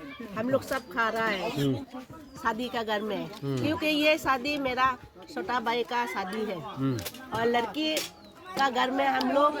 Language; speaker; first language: Hindi; non-native, local second language; Rongmei Naga